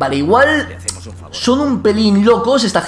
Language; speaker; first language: Spanish; native; Spanish